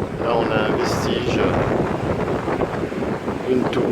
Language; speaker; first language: French; native; French